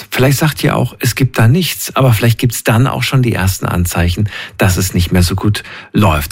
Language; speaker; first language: German; native; German